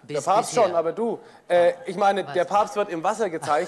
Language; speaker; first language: German; native; German